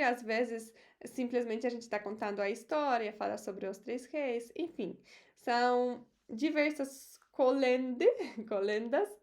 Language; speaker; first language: Portuguese; non-native, fluent; Polish